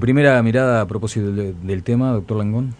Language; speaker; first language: Spanish; native; Spanish